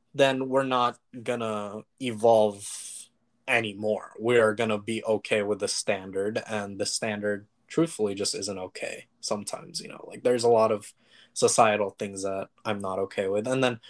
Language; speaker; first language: English; early bilingual, other home language; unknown